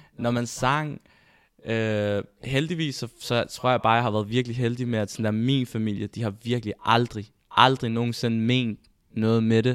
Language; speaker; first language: Danish; early bilingual, other home language; Spanish